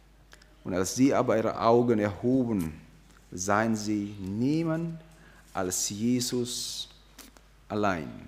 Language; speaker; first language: German; non-native, fluent; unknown